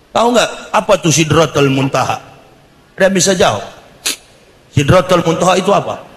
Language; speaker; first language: Indonesian; native; Indonesian